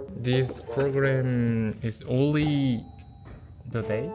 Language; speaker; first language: English; non-native, learner; Korean